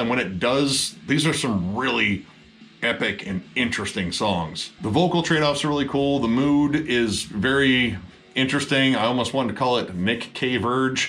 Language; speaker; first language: English; native; English